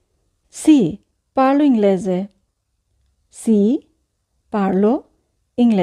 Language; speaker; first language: Italian; non-native, fluent; Bangla